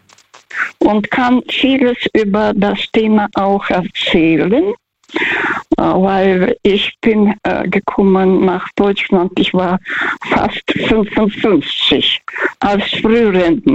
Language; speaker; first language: German; non-native, fluent; Russian